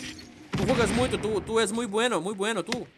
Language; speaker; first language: Spanish; non-native, learner; Portuguese